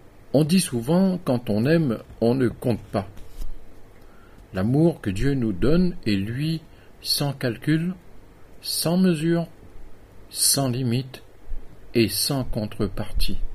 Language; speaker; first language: French; native; French